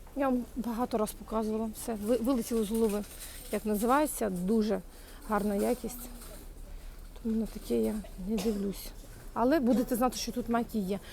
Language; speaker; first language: Ukrainian; native; Ukrainian